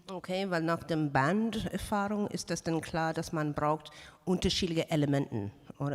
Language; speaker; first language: German; non-native, learner; English